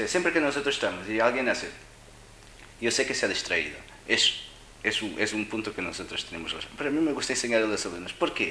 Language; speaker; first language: Spanish; non-native, fluent; Portuguese